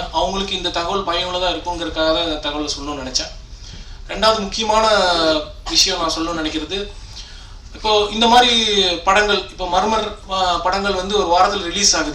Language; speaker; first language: Tamil; native; Tamil